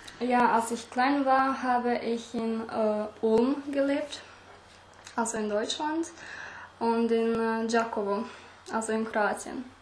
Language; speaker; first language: German; early bilingual, other home language; Croatian